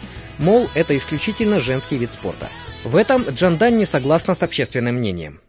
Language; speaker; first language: Russian; native; Russian